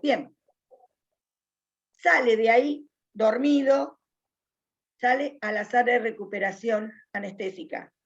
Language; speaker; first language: Spanish; native; Spanish